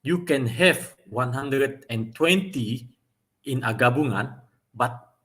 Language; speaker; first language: English; non-native, local second language; Malay